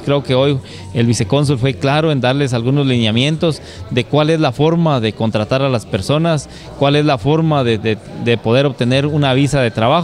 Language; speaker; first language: Spanish; native; Spanish